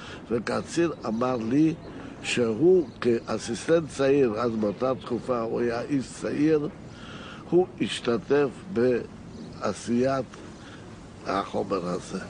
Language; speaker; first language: Hebrew; non-native, fluent; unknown